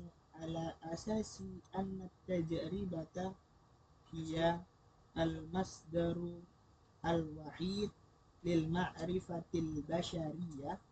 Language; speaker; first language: Arabic; non-native, learner; Indonesian